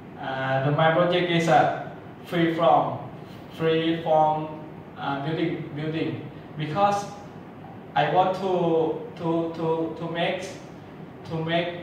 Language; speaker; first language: English; non-native, learner; Thai